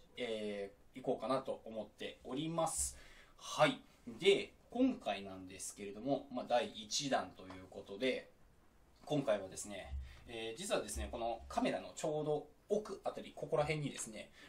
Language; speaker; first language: Japanese; native; Japanese